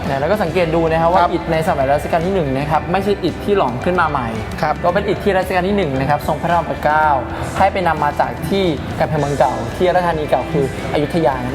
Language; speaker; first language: Thai; native; Thai